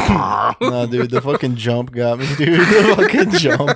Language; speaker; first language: English; native; English